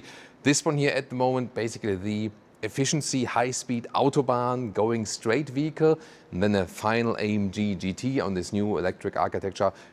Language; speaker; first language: English; non-native, fluent; German